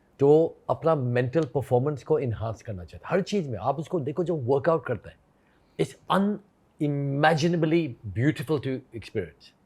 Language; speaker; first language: Hindi; non-native, fluent; English